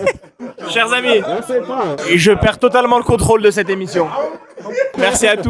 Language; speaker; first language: French; native; French